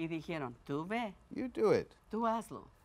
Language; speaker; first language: Spanish; non-native, learner; English